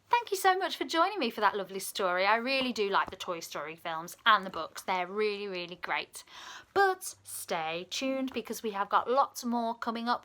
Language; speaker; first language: English; native; English